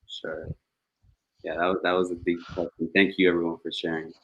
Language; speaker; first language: English; early bilingual, other home language; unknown